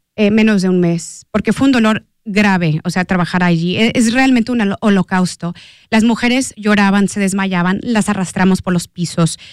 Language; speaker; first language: Spanish; early bilingual, heritage; Spanish